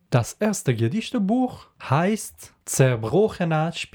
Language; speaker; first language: German; non-native, learner; Persian